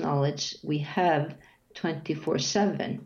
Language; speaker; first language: English; non-native, fluent; Icelandic